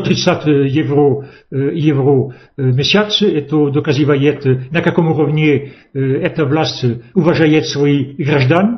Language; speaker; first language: Russian; non-native, fluent; French